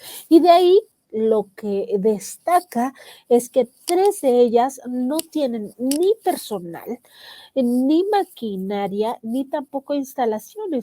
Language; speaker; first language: Spanish; native; Spanish